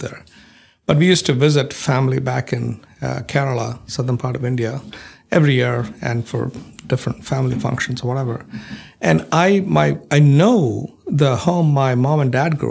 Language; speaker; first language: English; non-native, local second language; Malayalam